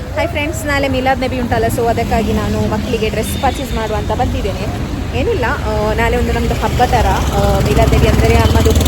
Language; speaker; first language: Kannada; native; Kannada